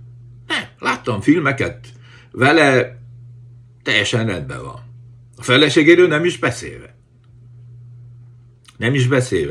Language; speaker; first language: Hungarian; native; Hungarian